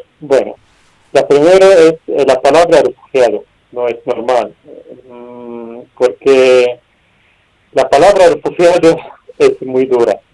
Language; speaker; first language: Spanish; non-native, learner; Arabic